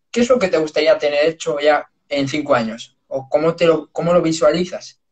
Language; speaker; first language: Spanish; native; Spanish